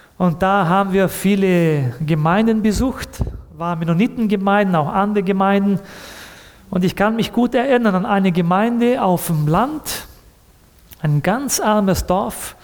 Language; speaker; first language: German; early bilingual, heritage; German